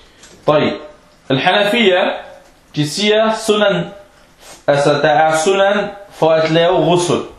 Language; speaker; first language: Danish; non-native, fluent; Arabic